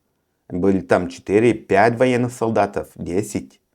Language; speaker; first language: Russian; early bilingual, heritage; Russian